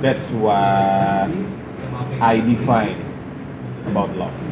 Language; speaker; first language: English; non-native, fluent; Indonesian